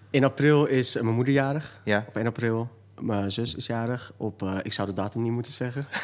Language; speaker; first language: Dutch; early bilingual, other home language; Turkish